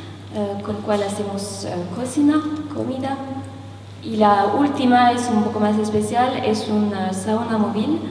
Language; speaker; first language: Spanish; non-native, learner; French